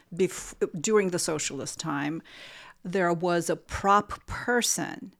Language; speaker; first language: English; non-native, fluent; Russian